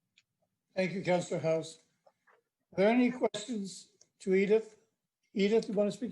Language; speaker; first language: English; native; English